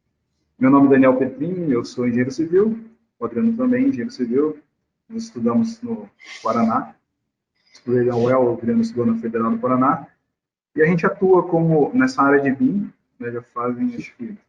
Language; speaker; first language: Portuguese; native; Portuguese